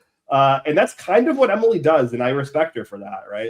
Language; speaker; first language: English; native; English